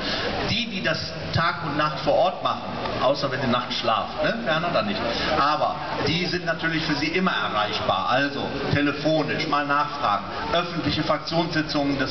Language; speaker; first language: German; native; German